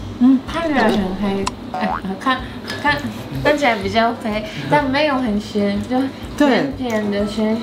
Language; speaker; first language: Chinese; non-native, fluent; Japanese